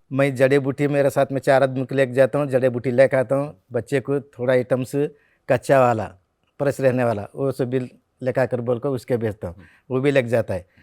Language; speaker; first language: Hindi; non-native, local second language; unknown